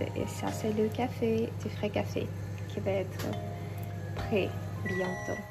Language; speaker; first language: French; non-native, fluent; Russian